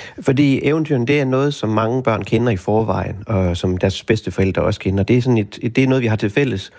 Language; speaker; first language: Danish; native; Danish